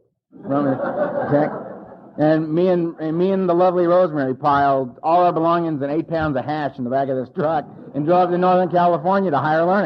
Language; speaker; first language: English; native; English